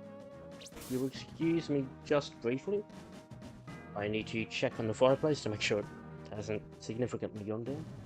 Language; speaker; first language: English; native; English